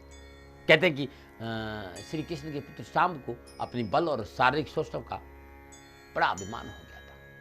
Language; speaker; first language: Hindi; native; Hindi